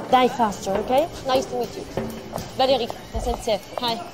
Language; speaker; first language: English; non-native, learner; French